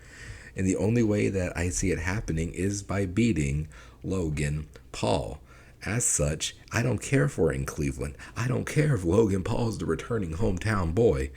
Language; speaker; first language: English; native; English